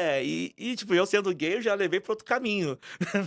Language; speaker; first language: Portuguese; native; Portuguese